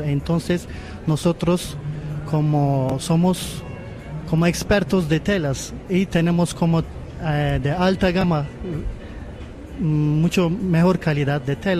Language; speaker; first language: Spanish; non-native, fluent; Turkish